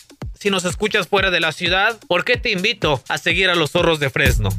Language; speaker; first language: Spanish; native; Spanish